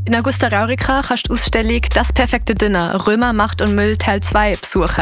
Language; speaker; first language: German; native; German